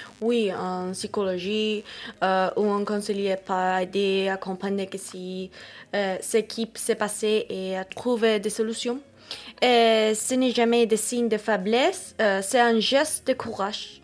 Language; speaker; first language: French; non-native, learner; Spanish